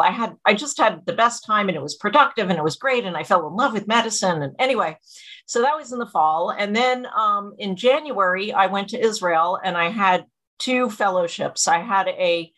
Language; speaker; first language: English; native; English